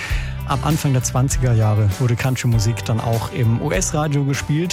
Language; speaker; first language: German; native; German